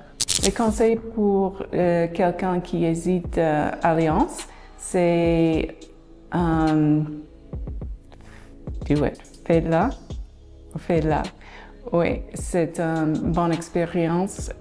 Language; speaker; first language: French; non-native, learner; English